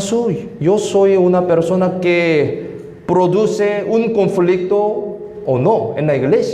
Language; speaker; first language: Spanish; non-native, fluent; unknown